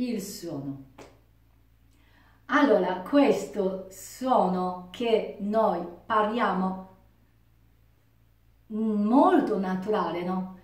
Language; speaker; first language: Italian; non-native, learner; Japanese